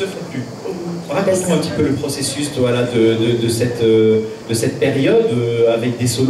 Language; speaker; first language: French; native; French